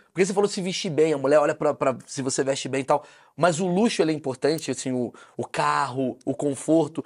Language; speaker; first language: Portuguese; native; Portuguese